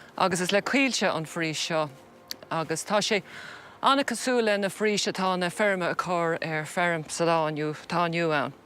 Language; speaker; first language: Irish; native; Irish